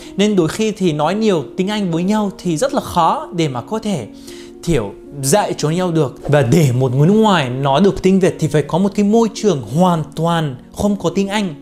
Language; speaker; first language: Vietnamese; non-native, fluent; Arabic